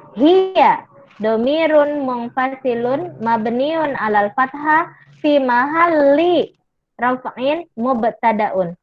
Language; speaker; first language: Arabic; non-native, fluent; Indonesian